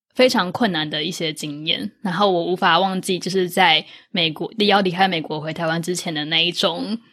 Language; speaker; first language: Chinese; native; Chinese